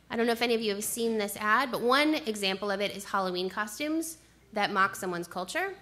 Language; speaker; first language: English; native; English